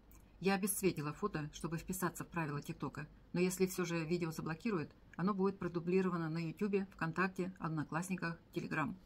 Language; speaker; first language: Russian; native; Russian